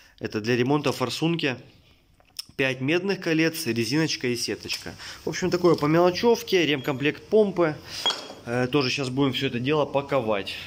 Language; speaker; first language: Russian; native; Russian